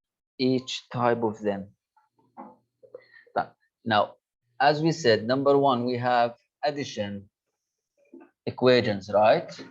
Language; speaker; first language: English; non-native, local second language; Arabic